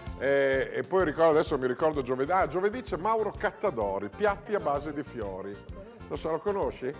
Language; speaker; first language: Italian; native; Italian